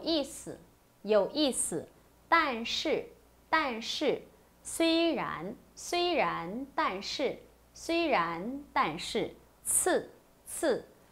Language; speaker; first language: Chinese; non-native, fluent; Korean